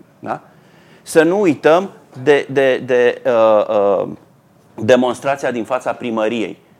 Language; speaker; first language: Romanian; native; Romanian